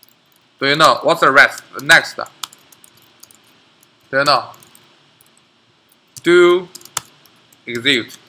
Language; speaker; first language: English; non-native, learner; Chinese